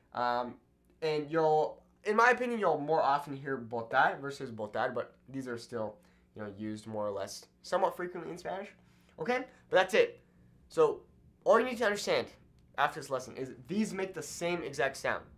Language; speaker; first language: English; native; English